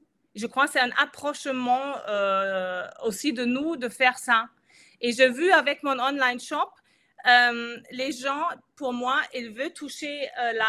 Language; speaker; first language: French; non-native, fluent; German